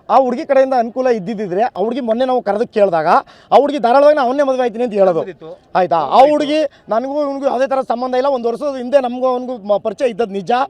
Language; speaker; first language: Kannada; native; Kannada